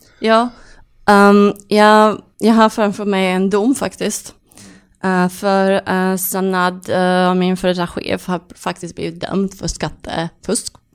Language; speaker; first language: Swedish; non-native, fluent; Polish